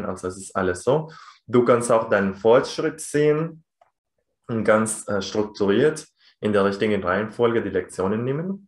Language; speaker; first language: German; non-native, fluent; Spanish